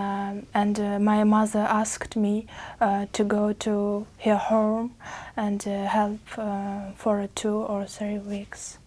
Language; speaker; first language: English; non-native, fluent; Uzbek